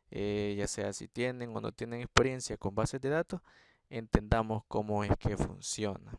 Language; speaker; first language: Spanish; native; Spanish